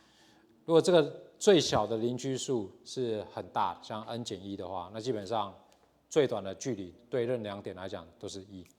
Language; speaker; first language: Chinese; native; Chinese